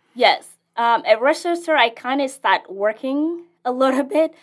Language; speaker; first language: English; non-native, fluent; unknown